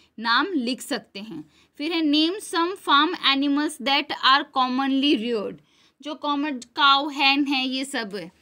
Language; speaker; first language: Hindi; non-native, local second language; Gujarati